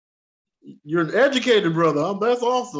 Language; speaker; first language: English; native; English